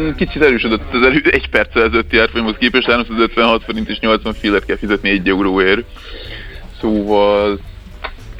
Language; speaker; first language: Hungarian; native; Hungarian